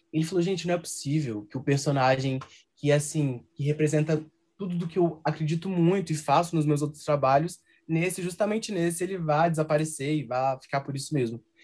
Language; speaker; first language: Portuguese; native; Portuguese